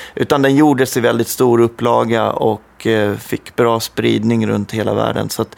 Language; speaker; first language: Swedish; native; Swedish